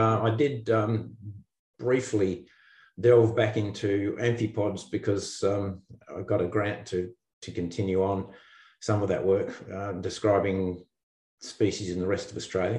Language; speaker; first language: English; native; English